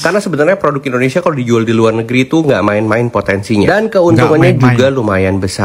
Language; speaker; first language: Indonesian; native; Indonesian